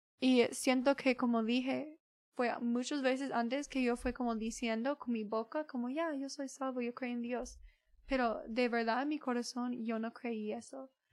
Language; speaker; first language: Spanish; early bilingual, heritage; Spanish